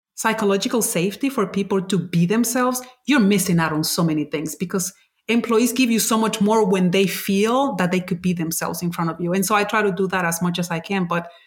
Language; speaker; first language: English; non-native, fluent; Spanish